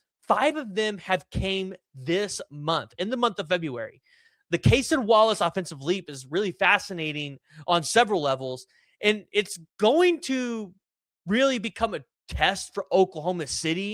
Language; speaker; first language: English; native; English